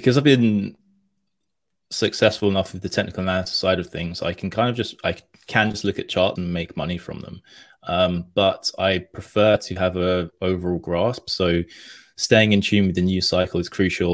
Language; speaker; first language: English; native; English